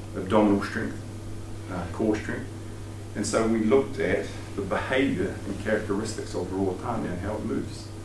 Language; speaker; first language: English; native; English